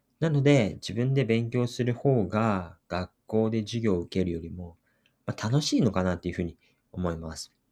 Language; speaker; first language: Japanese; native; Japanese